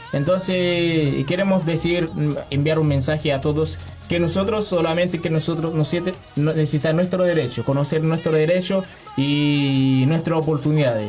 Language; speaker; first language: Spanish; non-native, learner; Haitian Creole